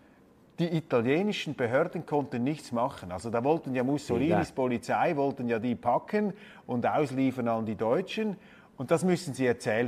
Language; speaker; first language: German; native; German